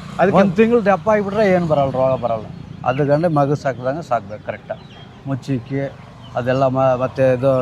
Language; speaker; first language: Kannada; non-native, local second language; Tamil